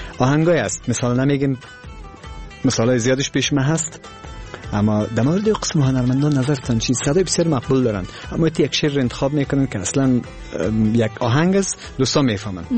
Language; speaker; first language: Persian; native; Persian